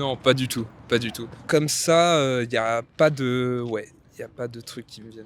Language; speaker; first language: French; native; French